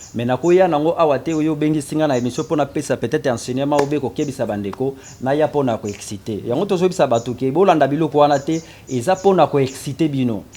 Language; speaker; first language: Lingala; non-native, local second language; Kongo